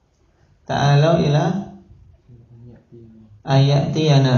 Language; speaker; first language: Arabic; non-native, fluent; Indonesian